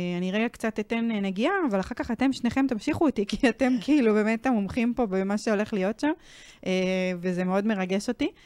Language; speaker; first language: Hebrew; native; Hebrew